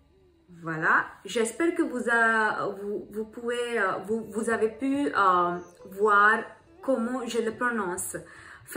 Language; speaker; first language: French; non-native, learner; Hindi